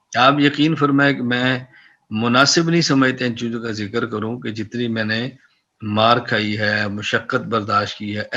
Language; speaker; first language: Urdu; non-native, local second language; Punjabi